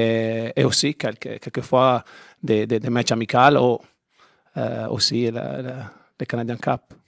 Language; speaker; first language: French; non-native, learner; Italian